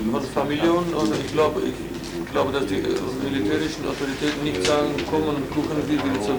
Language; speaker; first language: German; non-native, learner; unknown